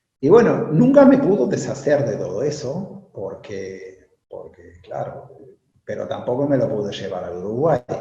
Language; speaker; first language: Spanish; non-native, fluent; German